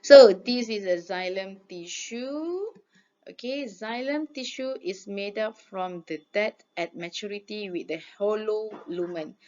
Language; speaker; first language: English; non-native, local second language; Malay